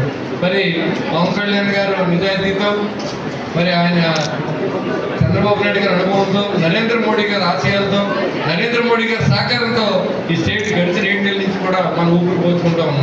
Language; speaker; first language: Telugu; native; Telugu